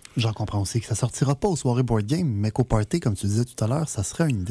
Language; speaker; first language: French; native; French